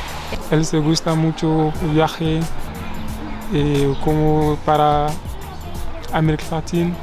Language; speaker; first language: Spanish; non-native, learner; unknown